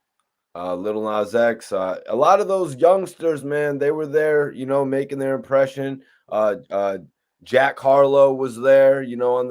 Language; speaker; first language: English; native; English